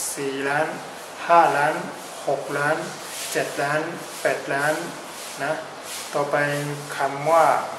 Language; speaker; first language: Thai; non-native, fluent; Burmese